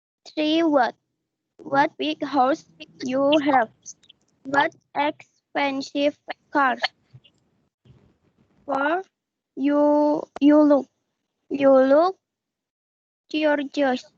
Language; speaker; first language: English; non-native, learner; Indonesian